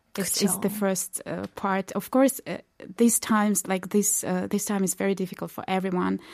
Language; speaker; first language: English; non-native, fluent; Belarusian